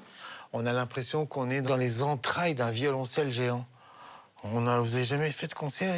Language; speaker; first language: French; native; French